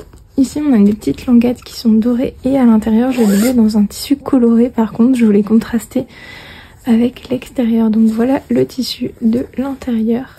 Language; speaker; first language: French; native; French